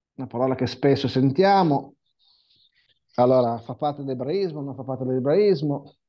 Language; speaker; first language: Italian; non-native, fluent; Hebrew